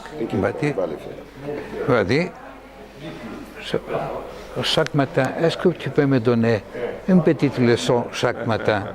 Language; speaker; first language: French; non-native, fluent; Greek